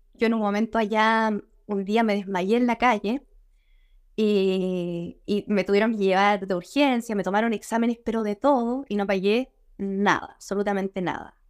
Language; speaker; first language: Spanish; native; Spanish